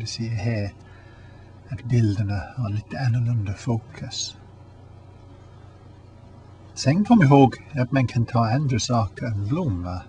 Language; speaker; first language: Swedish; non-native, learner; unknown